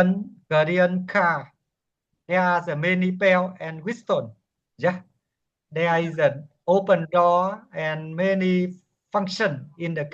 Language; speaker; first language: English; non-native, learner; Vietnamese